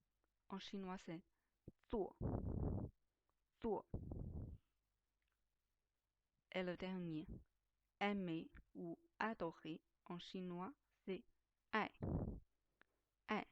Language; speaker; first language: French; non-native, fluent; Chinese